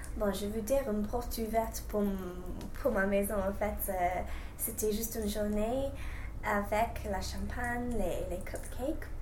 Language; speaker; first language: French; non-native, fluent; English